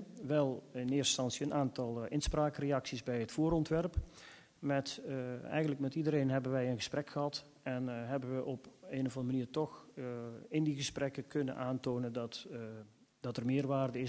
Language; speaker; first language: Dutch; native; Dutch